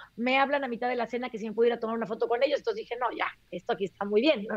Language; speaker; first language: Spanish; native; Spanish